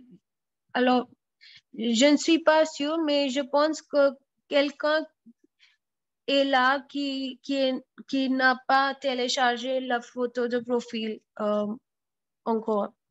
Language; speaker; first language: French; non-native, fluent; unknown